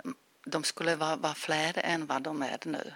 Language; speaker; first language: Swedish; non-native, fluent; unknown